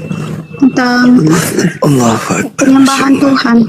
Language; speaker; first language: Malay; non-native, local second language; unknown